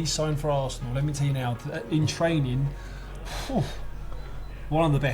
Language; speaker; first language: English; native; English